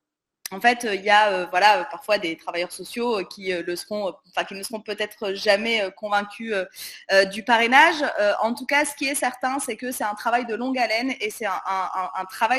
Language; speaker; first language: French; native; French